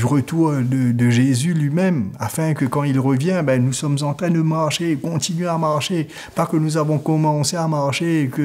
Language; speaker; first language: French; native; French